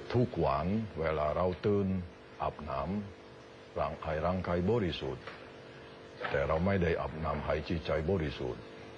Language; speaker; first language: Thai; non-native, learner; Indonesian